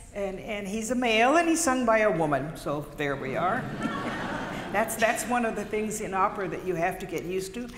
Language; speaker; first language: English; native; English